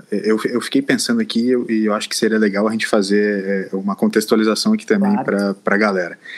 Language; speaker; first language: Portuguese; native; Portuguese